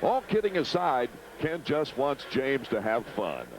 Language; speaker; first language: English; native; English